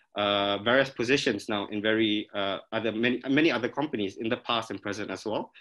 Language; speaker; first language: English; non-native, local second language; Malay